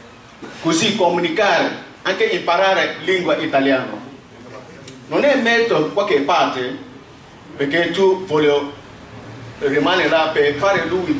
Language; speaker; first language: Italian; non-native, learner; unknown